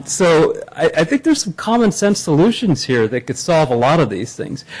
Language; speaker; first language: English; native; English